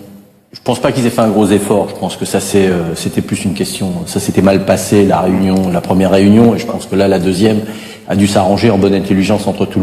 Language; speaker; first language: French; native; French